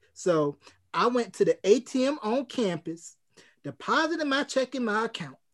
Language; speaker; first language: English; native; English